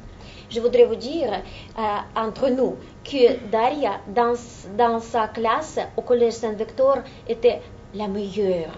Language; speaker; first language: French; non-native, fluent; Russian